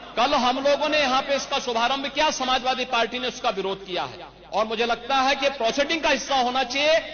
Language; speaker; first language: Hindi; native; Hindi